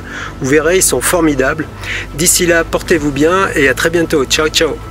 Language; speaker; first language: French; native; French